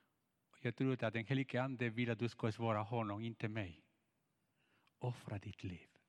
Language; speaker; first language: Swedish; non-native, fluent; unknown